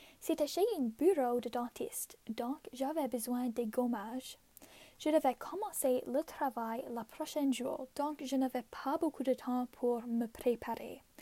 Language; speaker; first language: French; non-native, local second language; English